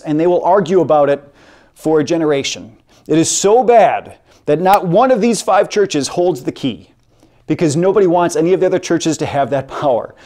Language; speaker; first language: English; native; English